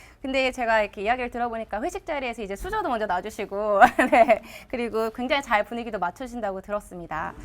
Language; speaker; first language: Korean; native; Korean